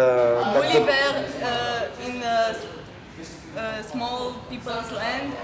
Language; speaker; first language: English; non-native, fluent; Romanian